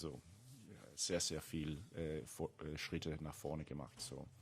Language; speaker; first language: German; non-native, learner; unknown